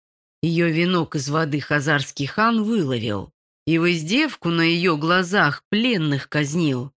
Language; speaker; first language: Russian; native; Russian